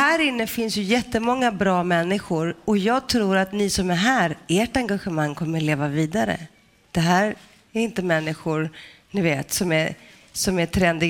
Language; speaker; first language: Swedish; native; Swedish